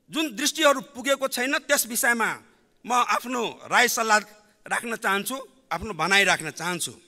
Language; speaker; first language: Nepali; non-native, local second language; Maithili